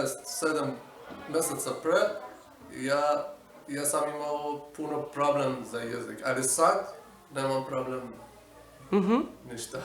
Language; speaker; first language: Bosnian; non-native, learner; Persian